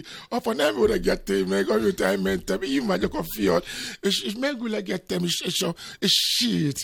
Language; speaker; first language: Hungarian; non-native, fluent; Yoruba